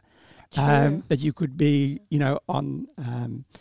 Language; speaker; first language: English; early bilingual, other home language; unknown